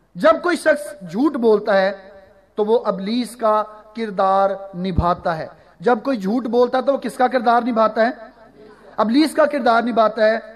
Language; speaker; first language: Urdu; non-native, local second language; Punjabi